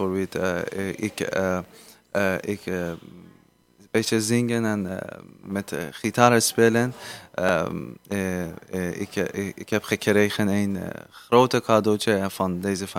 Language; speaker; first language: Dutch; non-native, learner; Persian